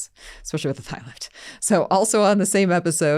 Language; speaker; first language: English; native; English